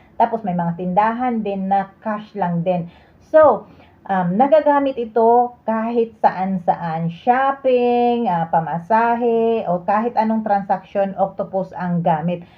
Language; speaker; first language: Filipino; native; Filipino